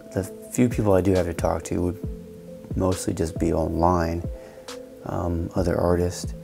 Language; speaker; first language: English; native; English